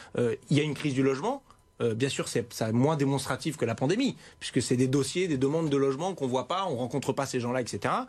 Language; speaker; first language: French; native; French